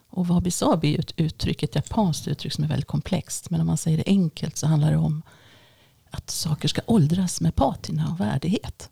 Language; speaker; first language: Swedish; early bilingual, other home language; Finnish